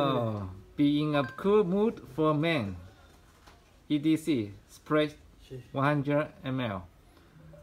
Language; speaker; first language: English; non-native, learner; Chinese